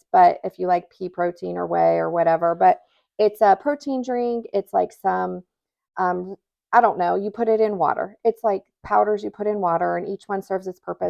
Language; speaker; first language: English; native; English